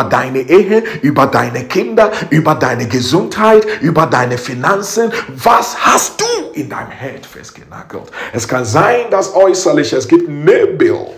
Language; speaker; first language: German; non-native, fluent; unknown